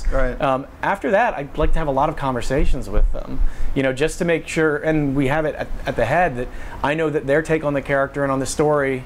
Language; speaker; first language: English; native; English